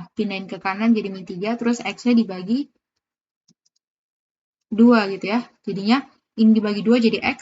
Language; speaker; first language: Indonesian; native; Indonesian